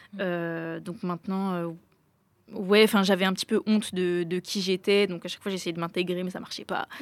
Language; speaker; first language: French; native; French